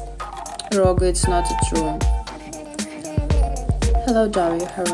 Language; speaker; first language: English; non-native, learner; Russian